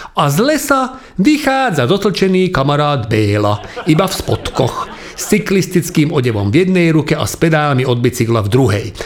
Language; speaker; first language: Slovak; non-native, local second language; Hungarian